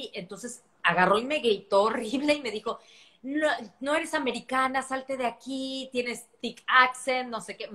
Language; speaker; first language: Spanish; native; Spanish